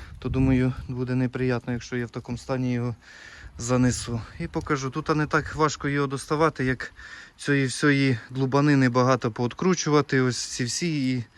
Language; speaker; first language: Ukrainian; native; Ukrainian